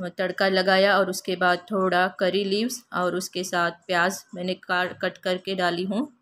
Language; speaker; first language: Hindi; non-native, local second language; Kannada